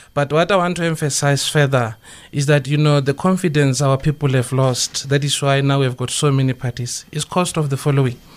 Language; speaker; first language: English; non-native, local second language; Northern Sotho